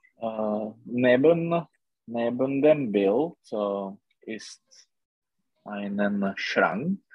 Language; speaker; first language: German; non-native, learner; Czech